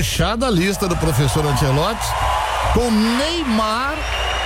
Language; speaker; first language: Portuguese; native; Portuguese